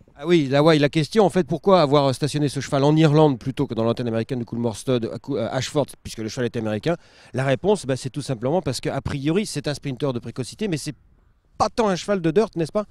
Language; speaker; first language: French; native; French